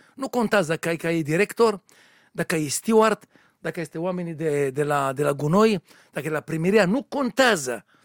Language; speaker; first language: Romanian; non-native, learner; Hebrew